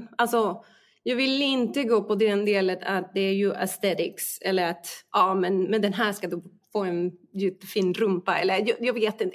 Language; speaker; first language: Swedish; non-native, fluent; Spanish